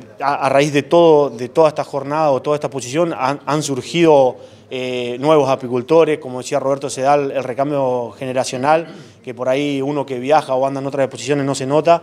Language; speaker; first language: Spanish; native; Spanish